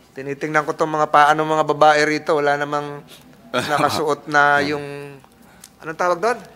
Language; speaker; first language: Filipino; native; Filipino